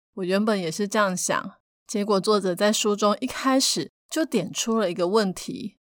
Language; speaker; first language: Chinese; native; Chinese